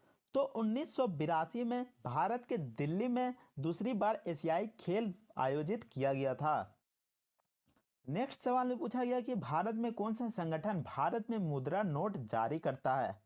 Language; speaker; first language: Hindi; native; Hindi